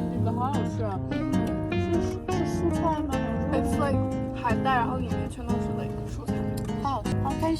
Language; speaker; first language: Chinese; early bilingual, heritage; English